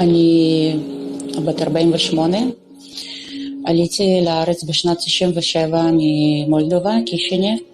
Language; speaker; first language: Hebrew; non-native, local second language; Romanian